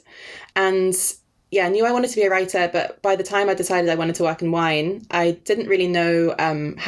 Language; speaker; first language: English; non-native, fluent; Danish